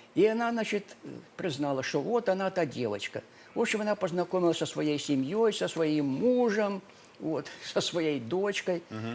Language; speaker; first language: Russian; non-native, local second language; Ukrainian